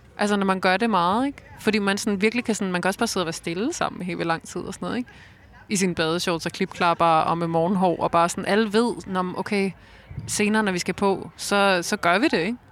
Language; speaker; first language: Danish; native; Danish